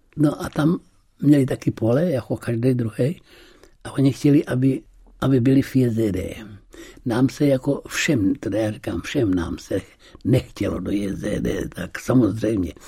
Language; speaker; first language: Czech; early bilingual, heritage; Czech